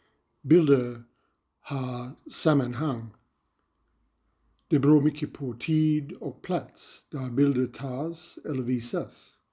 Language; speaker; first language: Swedish; non-native, fluent; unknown